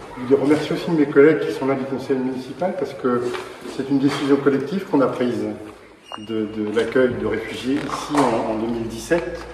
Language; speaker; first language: French; native; French